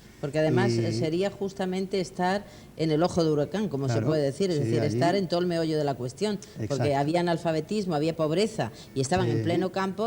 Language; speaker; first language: Spanish; native; Spanish